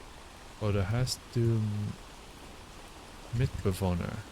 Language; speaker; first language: German; non-native, learner; English